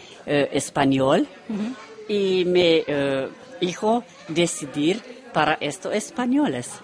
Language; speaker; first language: Spanish; non-native, learner; Romanian